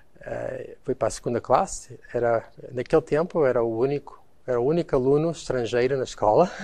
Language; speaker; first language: Portuguese; early bilingual, heritage; Portuguese